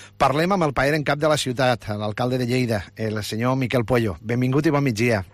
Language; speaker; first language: Catalan; native; Catalan